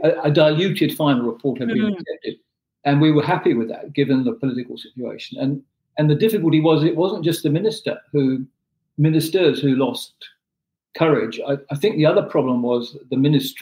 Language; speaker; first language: English; non-native, local second language; Urdu